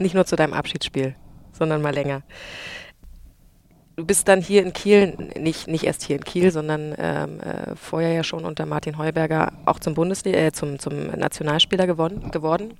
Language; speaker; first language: German; native; German